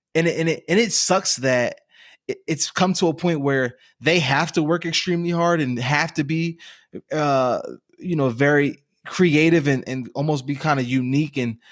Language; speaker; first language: English; native; English